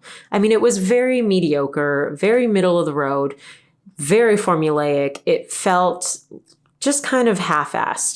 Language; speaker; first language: English; native; English